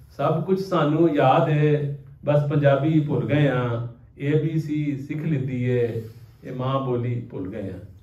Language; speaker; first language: Urdu; non-native, local second language; Punjabi